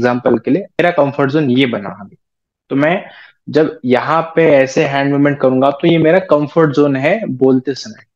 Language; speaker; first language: Hindi; native; Hindi